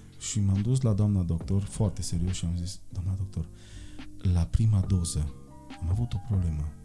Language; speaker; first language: Romanian; non-native, local second language; Hungarian